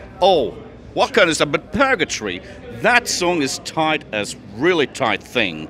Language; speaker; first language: English; non-native, fluent; Finnish